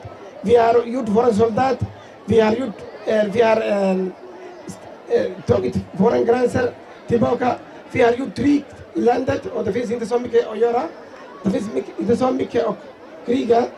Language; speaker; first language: Swedish; non-native, learner; Somali